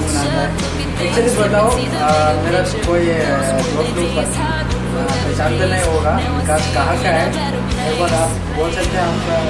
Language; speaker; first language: Hindi; non-native, local second language; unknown